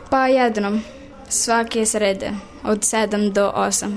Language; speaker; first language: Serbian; early bilingual, heritage; Serbian